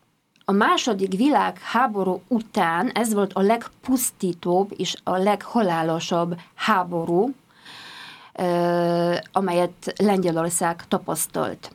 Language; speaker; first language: Hungarian; non-native, fluent; Polish